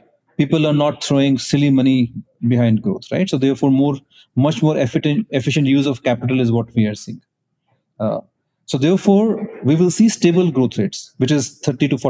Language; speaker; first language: English; non-native, local second language; Punjabi